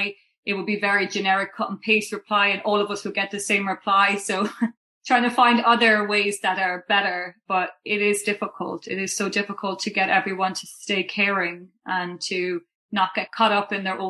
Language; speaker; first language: English; native; English